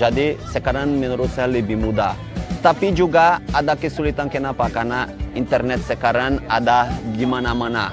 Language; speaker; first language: Indonesian; non-native, fluent; Portuguese